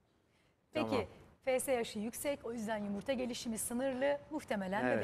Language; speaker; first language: Turkish; native; Turkish